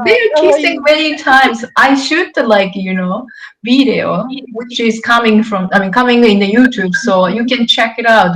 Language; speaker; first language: English; non-native, fluent; Japanese